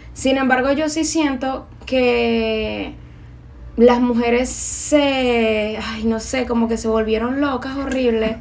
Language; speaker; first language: Spanish; native; Spanish